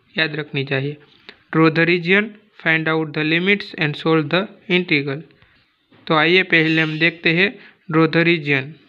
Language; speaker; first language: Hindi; non-native, local second language; Gujarati